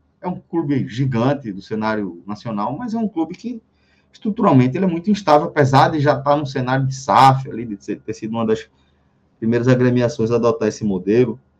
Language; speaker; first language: Portuguese; native; Portuguese